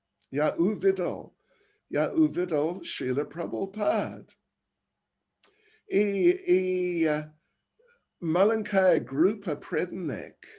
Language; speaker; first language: Russian; non-native, learner; English